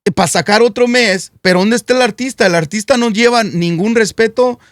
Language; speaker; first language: Spanish; early bilingual, heritage; Spanish